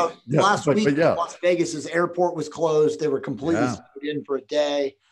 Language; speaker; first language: English; native; English